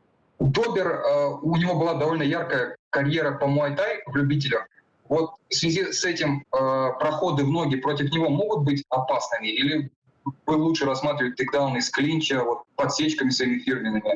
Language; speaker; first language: Russian; native; Russian